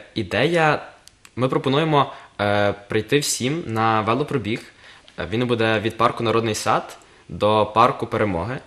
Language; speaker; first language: Ukrainian; native; Ukrainian